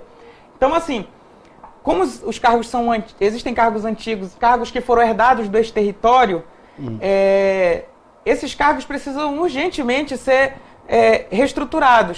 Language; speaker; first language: Portuguese; native; Portuguese